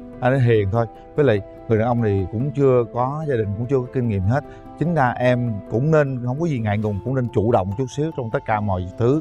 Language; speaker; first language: Vietnamese; native; Vietnamese